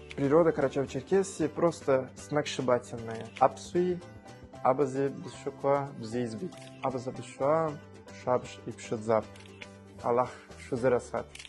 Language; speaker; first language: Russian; non-native, fluent; Portuguese